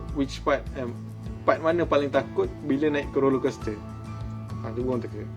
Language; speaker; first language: Malay; native; Malay